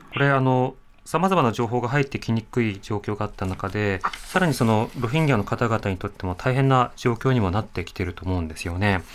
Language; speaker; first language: Japanese; native; Japanese